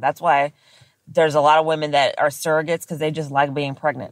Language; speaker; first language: English; native; English